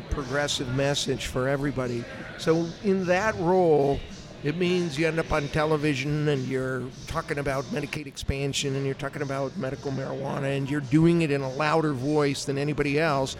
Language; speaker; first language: English; native; English